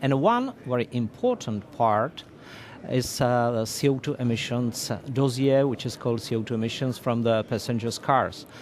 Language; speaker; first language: English; non-native, fluent; Czech